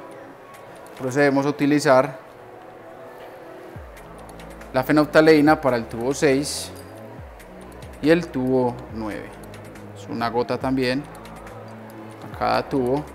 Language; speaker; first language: Spanish; native; Spanish